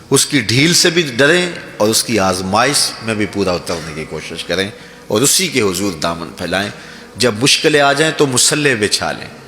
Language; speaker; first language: Urdu; non-native, local second language; Punjabi